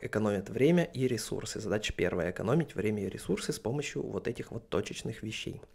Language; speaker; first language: Russian; native; Russian